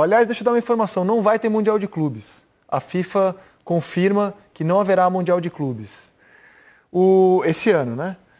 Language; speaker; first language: Portuguese; native; Portuguese